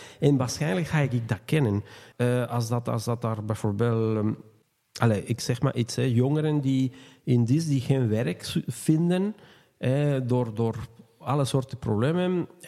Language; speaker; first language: Dutch; non-native, fluent; Spanish